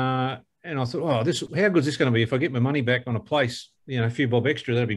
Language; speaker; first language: English; native; English